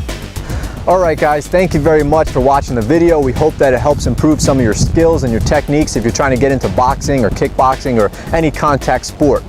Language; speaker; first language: English; native; English